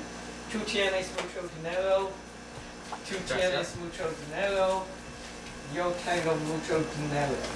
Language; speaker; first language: Spanish; non-native, learner; English